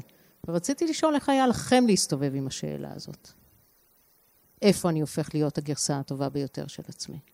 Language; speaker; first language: Hebrew; native; Hebrew